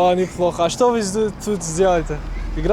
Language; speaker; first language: Russian; non-native, learner; French